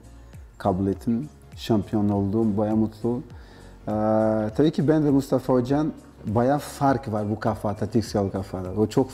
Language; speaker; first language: Turkish; non-native, learner; Portuguese